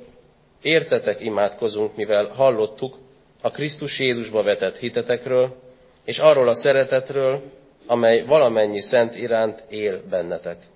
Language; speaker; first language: Hungarian; native; Hungarian